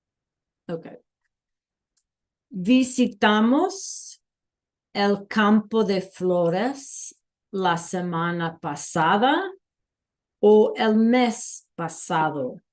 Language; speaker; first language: Spanish; non-native, fluent; English